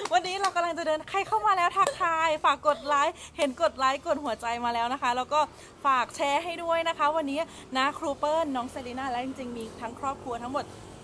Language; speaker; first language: Thai; native; Thai